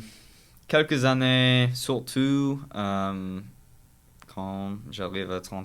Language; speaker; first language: French; non-native, local second language; English